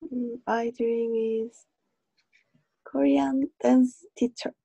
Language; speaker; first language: English; non-native, learner; Korean